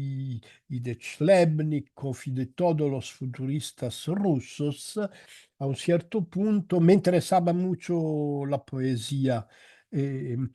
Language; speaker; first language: Spanish; non-native, fluent; Italian